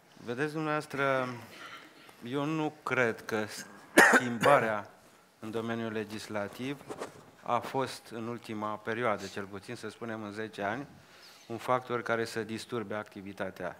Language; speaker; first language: Romanian; native; Romanian